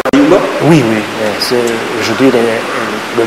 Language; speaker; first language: French; non-native, learner; Kinyarwanda